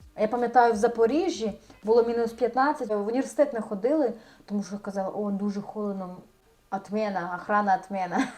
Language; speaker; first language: Ukrainian; native; Ukrainian